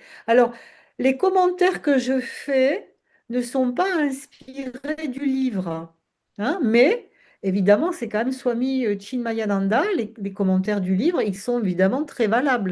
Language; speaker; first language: French; native; French